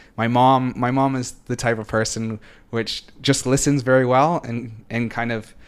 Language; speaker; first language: English; native; English